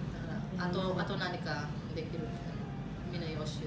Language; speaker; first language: Japanese; non-native, learner; Filipino